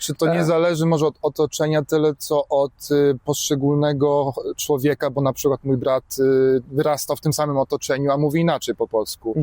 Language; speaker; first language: Polish; early bilingual, heritage; German